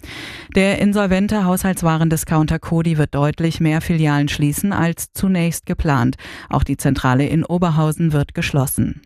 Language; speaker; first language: German; native; German